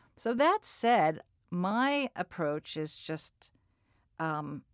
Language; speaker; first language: English; native; English